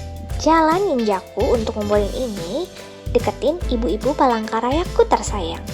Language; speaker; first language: Indonesian; native; Indonesian